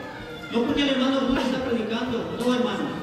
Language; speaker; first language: Spanish; native; Spanish